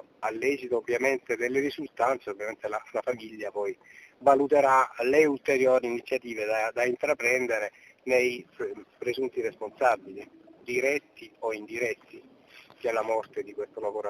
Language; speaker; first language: Italian; native; Italian